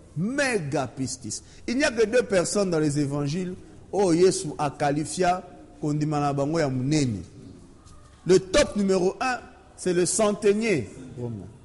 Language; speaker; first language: French; non-native, local second language; Lingala